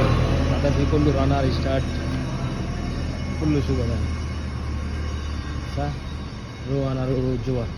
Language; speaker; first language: Arabic; non-native, learner; Bangla